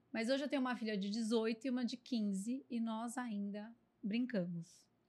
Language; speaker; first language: Portuguese; native; Portuguese